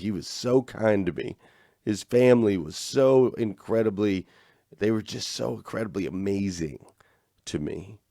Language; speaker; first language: English; native; English